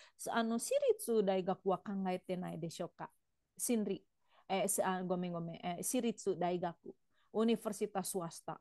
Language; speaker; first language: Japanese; non-native, fluent; Indonesian